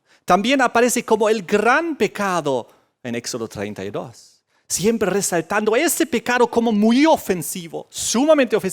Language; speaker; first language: Spanish; native; Spanish